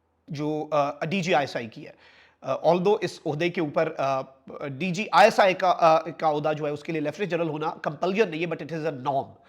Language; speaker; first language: Urdu; native; Urdu